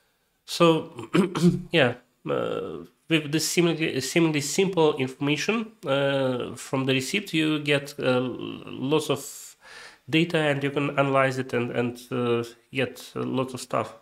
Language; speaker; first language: English; non-native, fluent; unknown